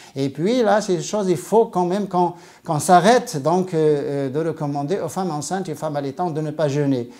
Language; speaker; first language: French; non-native, local second language; Arabic